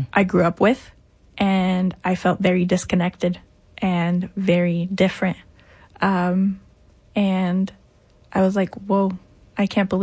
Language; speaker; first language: English; non-native, fluent; Spanish